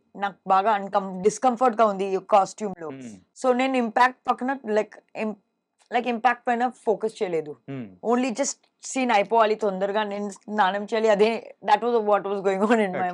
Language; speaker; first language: Telugu; non-native, learner; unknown